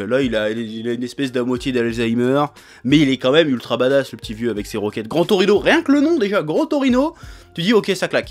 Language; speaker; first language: French; native; French